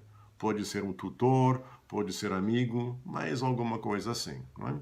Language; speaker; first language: Portuguese; non-native, fluent; English